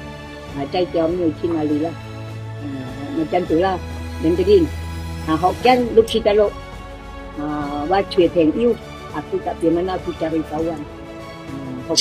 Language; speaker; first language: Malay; non-native, local second language; Min Nan Chinese